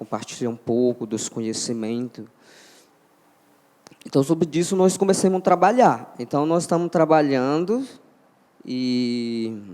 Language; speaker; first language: Portuguese; non-native, local second language; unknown